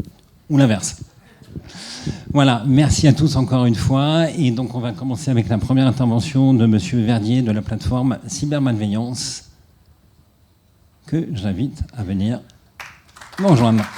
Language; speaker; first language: French; native; French